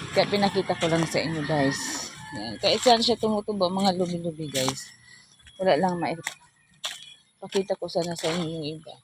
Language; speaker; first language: Filipino; non-native, local second language; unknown